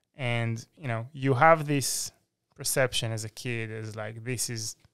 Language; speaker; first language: English; non-native, fluent; Hebrew